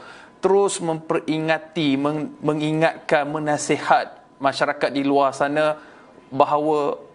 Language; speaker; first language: Malay; native; Malay